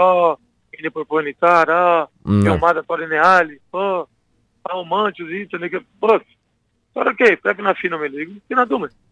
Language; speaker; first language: Greek; non-native, learner; Portuguese